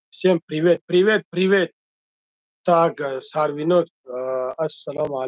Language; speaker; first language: Russian; non-native, local second language; Tajik